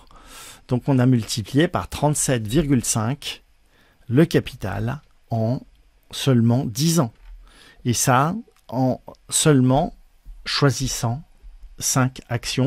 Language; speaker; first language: French; native; French